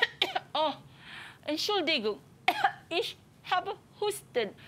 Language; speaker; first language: German; non-native, learner; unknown